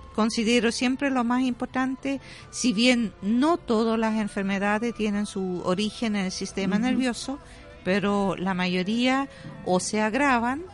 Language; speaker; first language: Spanish; non-native, fluent; German